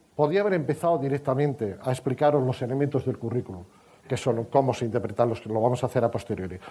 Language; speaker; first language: Spanish; native; Spanish